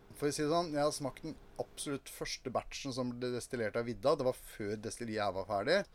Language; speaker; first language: Norwegian; native; Norwegian